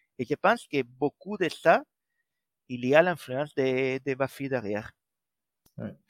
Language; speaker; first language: French; non-native, fluent; Spanish